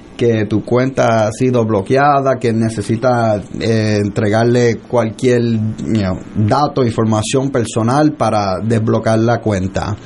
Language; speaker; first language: Spanish; early bilingual, heritage; Spanish